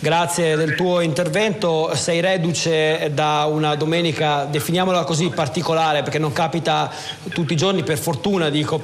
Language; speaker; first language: Italian; native; Italian